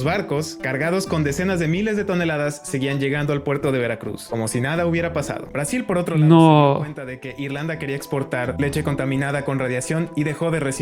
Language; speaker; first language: Spanish; native; Spanish